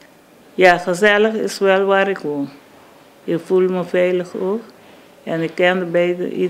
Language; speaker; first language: Dutch; non-native, learner; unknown